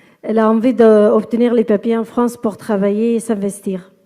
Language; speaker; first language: French; non-native, fluent; Kurdish